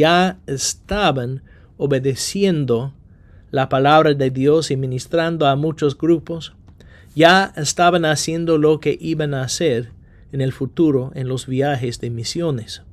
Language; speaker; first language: Spanish; non-native, fluent; English